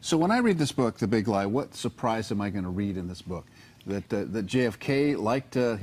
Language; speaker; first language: English; native; English